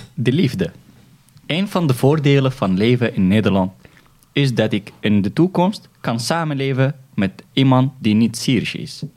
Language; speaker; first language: Dutch; non-native, fluent; Arabic